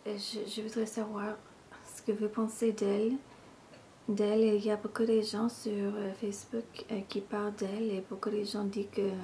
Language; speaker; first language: French; non-native, learner; English